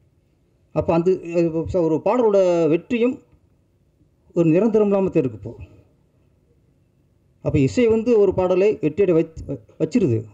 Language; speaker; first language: Tamil; native; Tamil